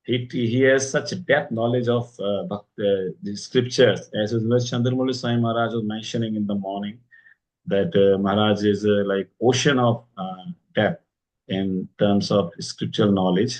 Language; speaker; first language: English; non-native, local second language; Hindi